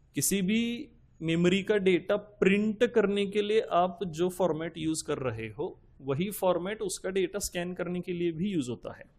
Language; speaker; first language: Hindi; non-native, local second language; Marathi